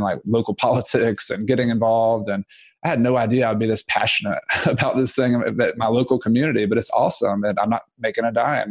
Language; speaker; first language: English; native; English